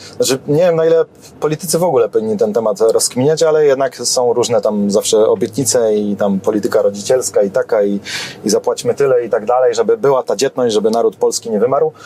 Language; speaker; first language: Polish; native; Polish